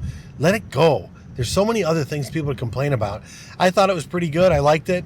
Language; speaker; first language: English; native; English